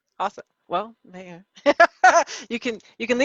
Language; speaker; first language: English; native; English